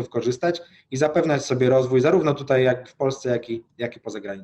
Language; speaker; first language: Polish; native; Polish